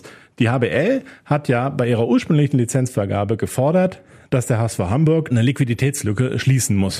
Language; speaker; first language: German; native; German